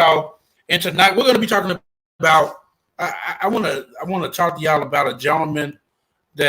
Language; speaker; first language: English; native; English